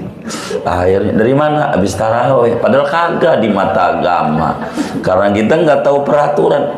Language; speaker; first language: Indonesian; native; Indonesian